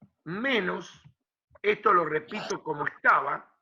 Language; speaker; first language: Spanish; native; Spanish